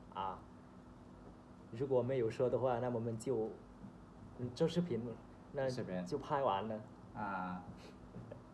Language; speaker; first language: Chinese; non-native, learner; Thai